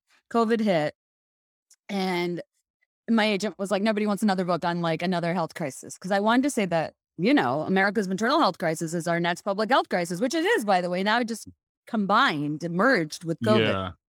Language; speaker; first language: English; non-native, local second language; Bangla